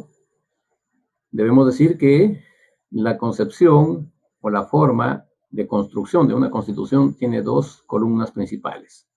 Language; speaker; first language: Spanish; native; Spanish